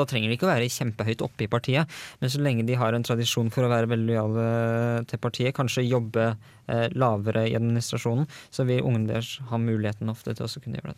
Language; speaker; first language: Norwegian; native; Norwegian